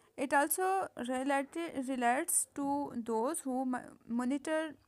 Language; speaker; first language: English; non-native, local second language; Urdu